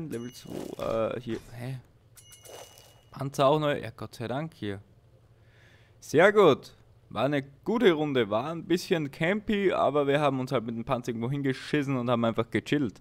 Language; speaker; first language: German; native; German